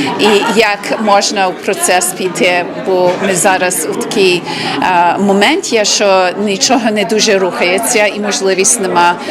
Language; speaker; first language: Ukrainian; early bilingual, heritage; Ukrainian